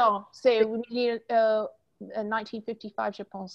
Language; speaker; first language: French; non-native, learner; English